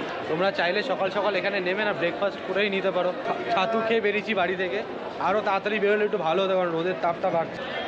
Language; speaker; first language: Bangla; native; Bangla